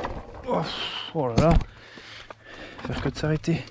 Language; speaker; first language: French; native; French